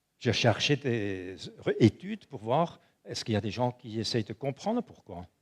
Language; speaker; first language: French; non-native, local second language; German